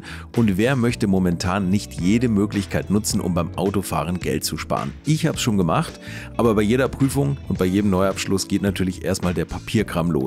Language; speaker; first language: German; native; German